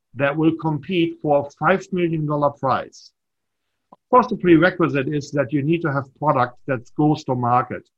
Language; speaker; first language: English; non-native, fluent; German